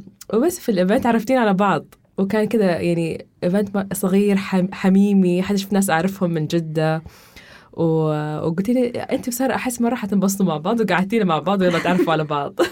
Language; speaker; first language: Arabic; native; Arabic